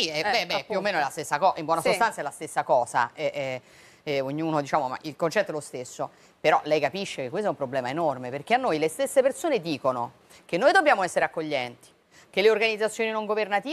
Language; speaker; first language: Italian; native; Italian